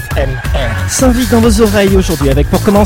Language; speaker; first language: French; native; French